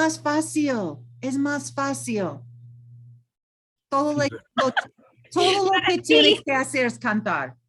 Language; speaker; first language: Spanish; non-native, fluent; English